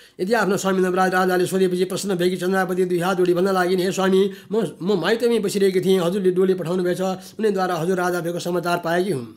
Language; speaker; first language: Nepali; native; Nepali